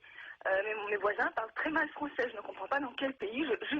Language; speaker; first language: French; non-native, fluent; Russian